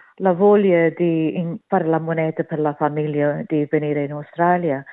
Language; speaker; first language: Italian; early bilingual, heritage; Italian